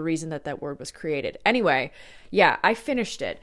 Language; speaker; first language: English; native; English